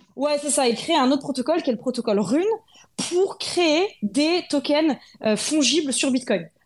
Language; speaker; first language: French; native; French